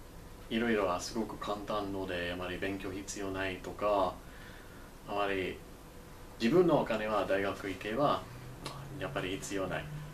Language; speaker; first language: Japanese; non-native, learner; English